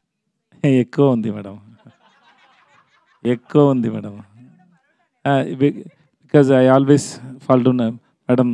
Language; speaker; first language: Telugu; non-native, learner; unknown